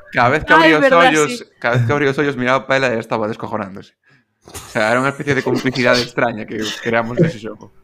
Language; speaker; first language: Galician; non-native, local second language; Spanish